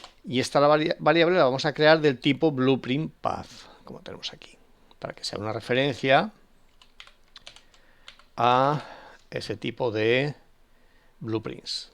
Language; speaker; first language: Spanish; native; Spanish